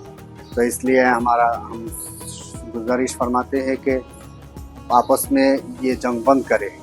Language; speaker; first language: Hindi; non-native, learner; Bangla